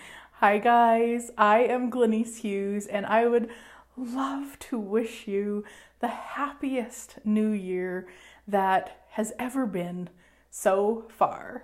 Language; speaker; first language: English; native; English